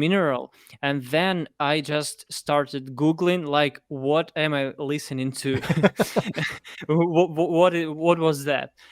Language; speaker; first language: English; non-native, fluent; Russian